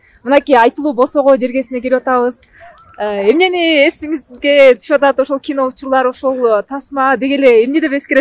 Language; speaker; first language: Kyrgyz; native; Kyrgyz